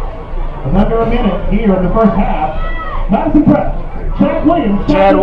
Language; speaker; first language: English; native; English